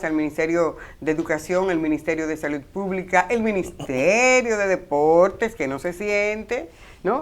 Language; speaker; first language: Spanish; native; Spanish